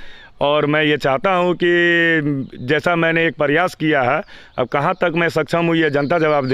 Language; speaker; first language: Hindi; native; Hindi